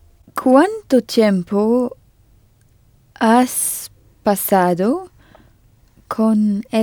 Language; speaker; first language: Spanish; non-native, learner; French